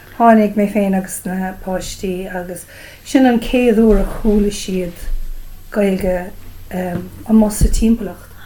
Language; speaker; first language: Irish; non-native, local second language; English